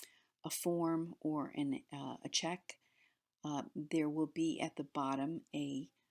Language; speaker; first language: English; native; English